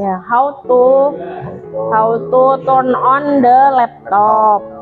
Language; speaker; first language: English; non-native, learner; Indonesian